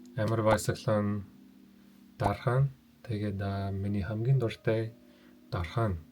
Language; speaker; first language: Mongolian; non-native, learner; English